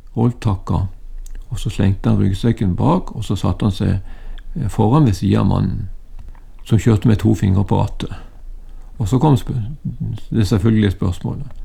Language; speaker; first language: Norwegian; native; Norwegian